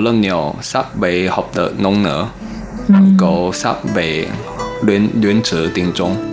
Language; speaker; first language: Vietnamese; non-native, learner; Chinese